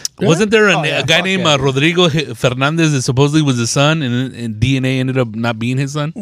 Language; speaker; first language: English; early bilingual, other home language; Spanish